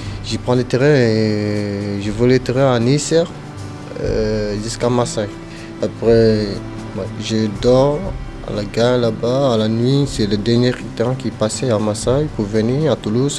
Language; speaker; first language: French; non-native, learner; Bambara